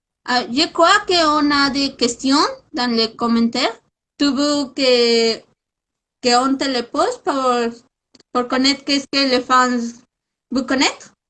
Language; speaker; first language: French; non-native, fluent; Spanish